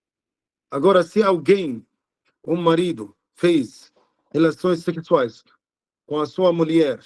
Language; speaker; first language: Portuguese; non-native, learner; Arabic